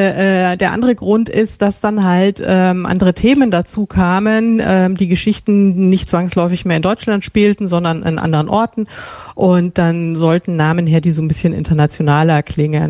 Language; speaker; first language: German; native; German